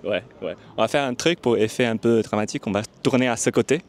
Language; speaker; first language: French; non-native, fluent; Chinese